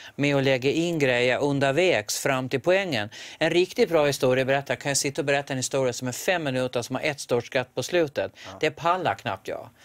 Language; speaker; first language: Swedish; native; Swedish